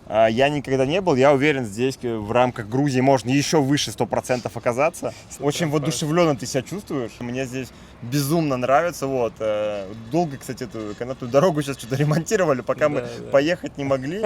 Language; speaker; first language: Russian; native; Russian